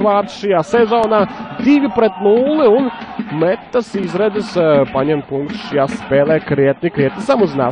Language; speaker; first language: Latvian; native; Latvian